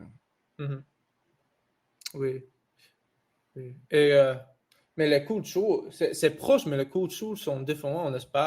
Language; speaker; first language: French; non-native, learner; English